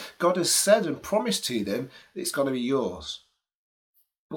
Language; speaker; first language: English; native; English